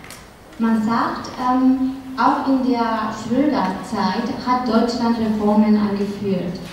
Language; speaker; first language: German; non-native, fluent; Spanish